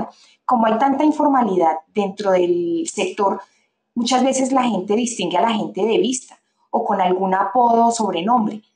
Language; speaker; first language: Spanish; native; Spanish